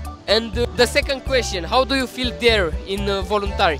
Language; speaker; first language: English; non-native, learner; Romanian